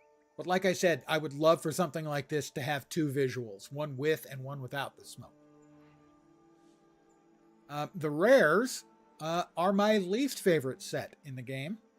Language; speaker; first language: English; native; English